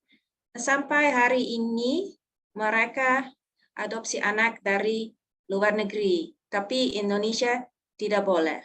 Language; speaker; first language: Indonesian; non-native, learner; Dutch